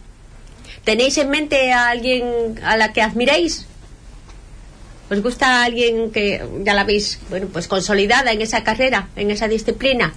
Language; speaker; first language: Spanish; native; Spanish